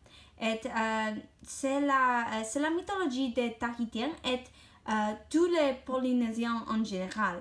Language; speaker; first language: French; non-native, learner; English